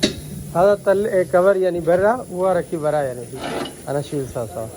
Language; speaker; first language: Arabic; non-native, learner; Urdu